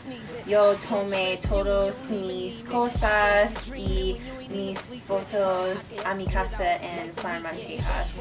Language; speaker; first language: Spanish; non-native, learner; English